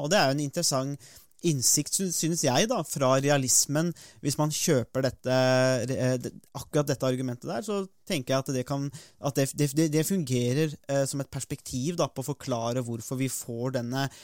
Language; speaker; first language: Norwegian; native; Norwegian